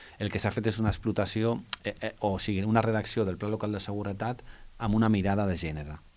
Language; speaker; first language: Catalan; non-native, local second language; Spanish